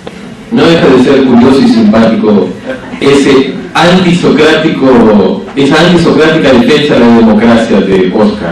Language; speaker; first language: Spanish; native; Spanish